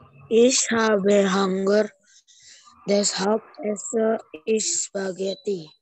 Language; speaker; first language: German; non-native, learner; Indonesian